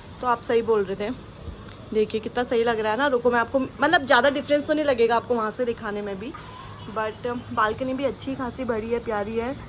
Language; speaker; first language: Hindi; native; Hindi